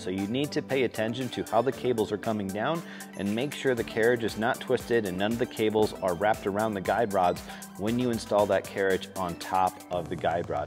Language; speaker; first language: English; native; English